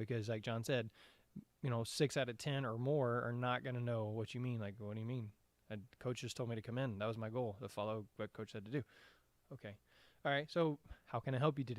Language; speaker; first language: English; native; English